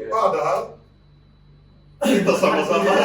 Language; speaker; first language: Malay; non-native, local second language; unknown